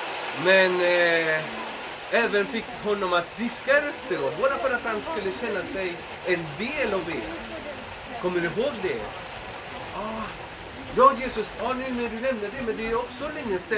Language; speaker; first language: Swedish; non-native, fluent; Spanish